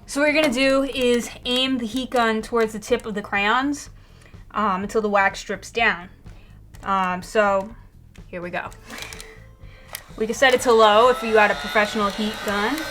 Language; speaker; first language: English; native; English